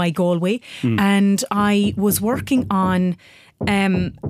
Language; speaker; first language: English; native; English